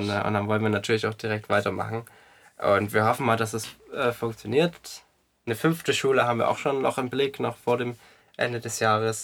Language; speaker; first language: German; native; German